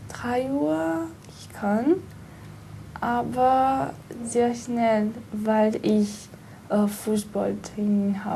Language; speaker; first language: German; non-native, learner; Portuguese